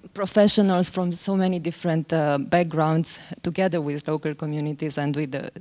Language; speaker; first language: English; non-native, fluent; Romanian